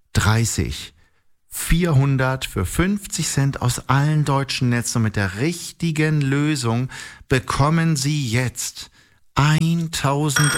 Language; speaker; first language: German; native; German